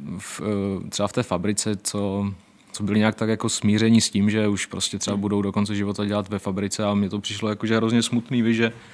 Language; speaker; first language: Czech; early bilingual, other home language; Ukrainian